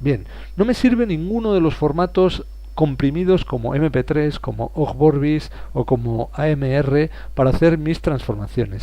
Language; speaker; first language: Spanish; native; Spanish